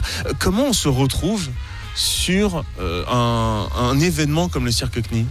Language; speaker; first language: French; native; French